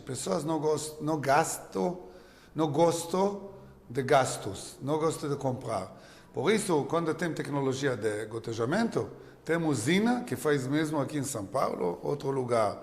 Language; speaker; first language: Portuguese; non-native, learner; Hebrew